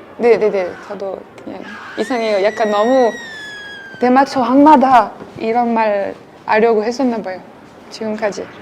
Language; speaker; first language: Korean; non-native, fluent; French